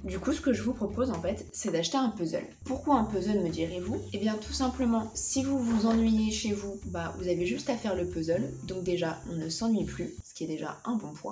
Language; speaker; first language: French; native; French